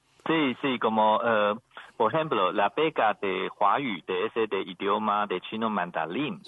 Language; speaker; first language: Spanish; non-native, learner; Chinese